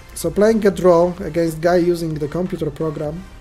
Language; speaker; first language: English; non-native, fluent; Polish